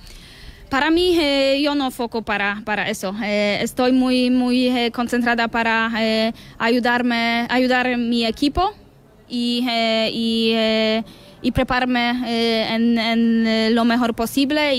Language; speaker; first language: Spanish; non-native, learner; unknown